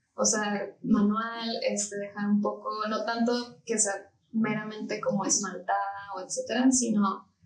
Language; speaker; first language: Spanish; native; Spanish